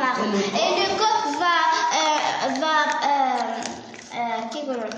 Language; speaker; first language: French; non-native, learner; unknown